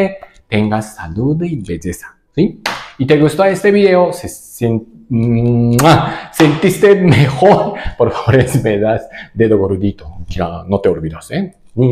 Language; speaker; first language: Spanish; non-native, learner; Japanese